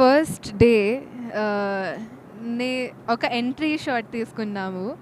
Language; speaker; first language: Telugu; non-native, fluent; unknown